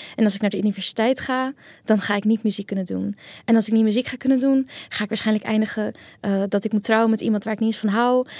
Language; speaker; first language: Dutch; early bilingual, other home language; Kurdish